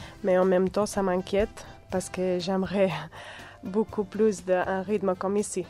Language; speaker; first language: French; non-native, fluent; Catalan